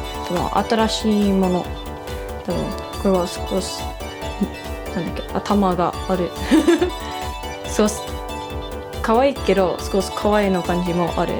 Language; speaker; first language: Japanese; non-native, learner; English